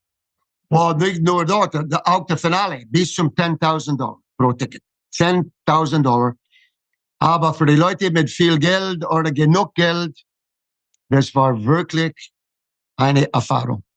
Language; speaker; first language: German; non-native, fluent; English